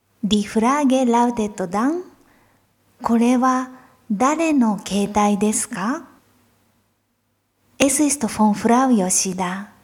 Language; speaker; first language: German; non-native, fluent; Japanese